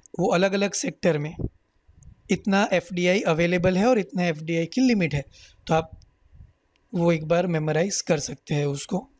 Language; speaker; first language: Hindi; native; Hindi